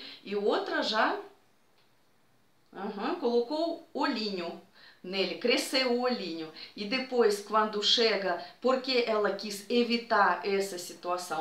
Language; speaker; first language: Portuguese; non-native, fluent; Russian